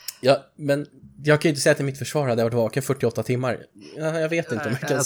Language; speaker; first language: Swedish; native; Swedish